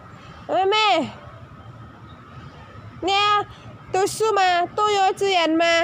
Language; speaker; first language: Chinese; non-native, learner; Indonesian